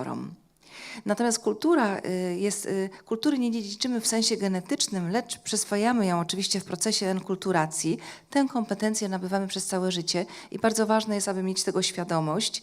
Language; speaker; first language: Polish; native; Polish